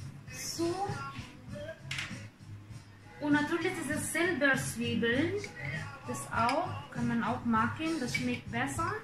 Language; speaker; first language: German; non-native, learner; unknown